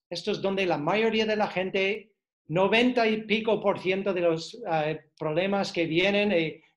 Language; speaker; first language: Spanish; non-native, fluent; English